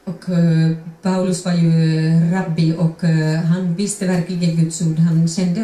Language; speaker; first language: Swedish; non-native, fluent; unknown